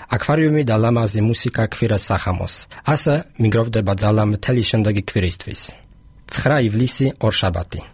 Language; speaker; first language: Georgian; non-native, fluent; Polish